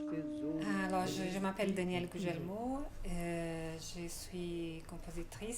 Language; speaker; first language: French; non-native, fluent; Portuguese